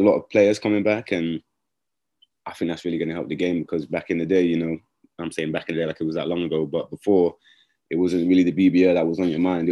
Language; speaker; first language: English; native; English